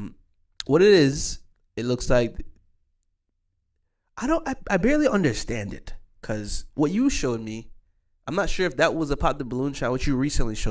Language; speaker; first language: English; native; English